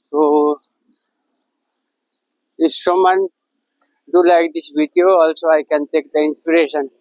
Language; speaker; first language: English; non-native, learner; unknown